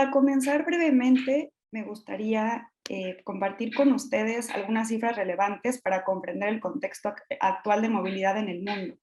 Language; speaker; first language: Spanish; native; Spanish